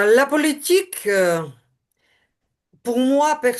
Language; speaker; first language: French; non-native, learner; Ukrainian